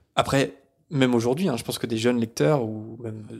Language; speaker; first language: French; native; French